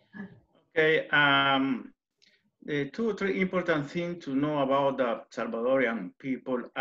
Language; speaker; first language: English; non-native, learner; Spanish